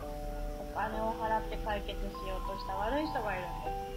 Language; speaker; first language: Japanese; native; Japanese